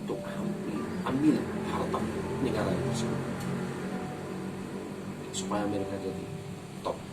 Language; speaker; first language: Indonesian; non-native, fluent; Arabic